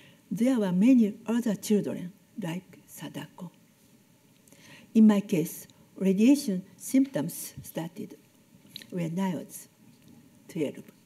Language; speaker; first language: English; non-native, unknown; Japanese